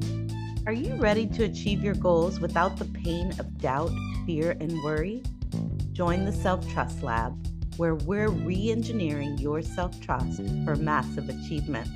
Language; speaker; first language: English; native; English